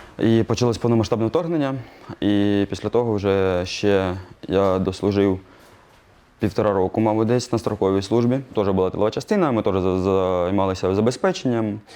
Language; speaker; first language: Ukrainian; native; Ukrainian